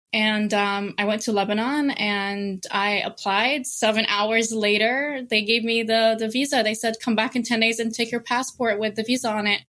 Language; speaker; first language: English; non-native, fluent; Arabic